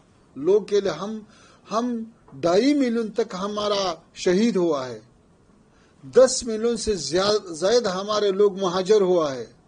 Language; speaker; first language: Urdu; non-native, fluent; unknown